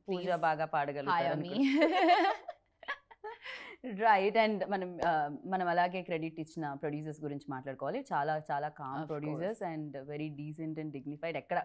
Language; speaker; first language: Telugu; native; Telugu